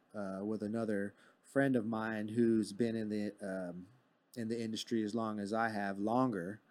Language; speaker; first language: English; native; English